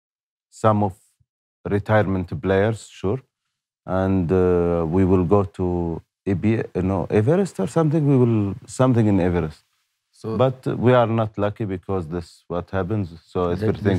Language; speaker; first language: English; non-native, learner; Arabic